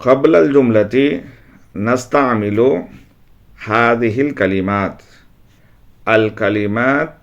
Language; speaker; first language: Arabic; non-native, fluent; Urdu